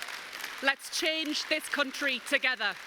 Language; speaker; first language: English; native; English